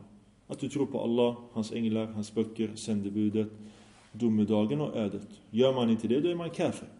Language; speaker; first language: Swedish; early bilingual, other home language; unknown